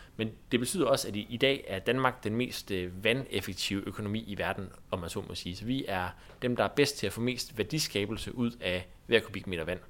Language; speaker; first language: Danish; native; Danish